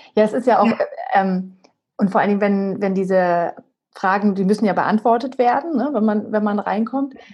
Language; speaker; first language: German; native; German